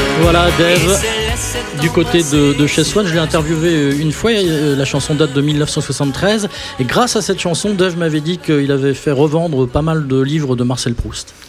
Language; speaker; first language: French; native; French